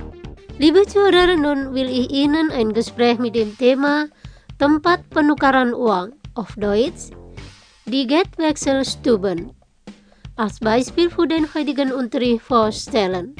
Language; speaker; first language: German; non-native, fluent; Indonesian